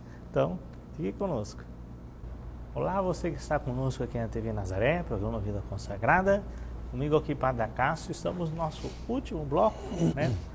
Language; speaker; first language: Portuguese; native; Portuguese